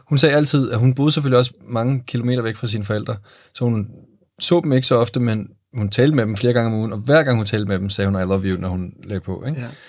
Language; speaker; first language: Danish; native; Danish